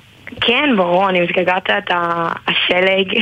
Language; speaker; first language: Hebrew; non-native, learner; English